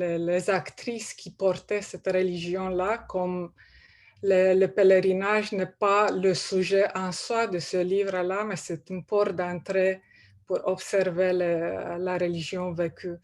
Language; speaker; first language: French; non-native, fluent; Romanian